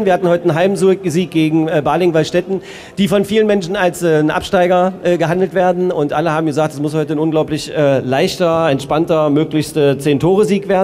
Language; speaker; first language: German; native; German